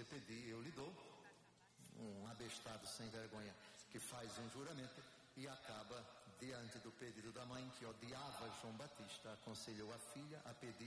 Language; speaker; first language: Portuguese; native; Portuguese